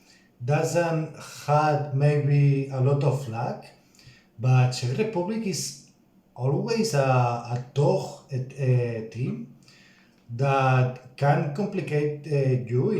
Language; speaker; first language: English; non-native, learner; Spanish